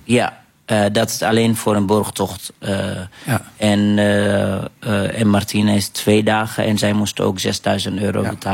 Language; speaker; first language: Dutch; non-native, fluent; Arabic